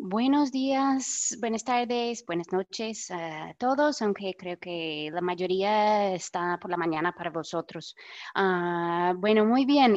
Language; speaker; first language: Spanish; non-native, fluent; English